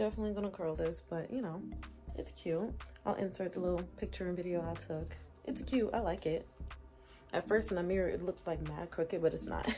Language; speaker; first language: English; native; English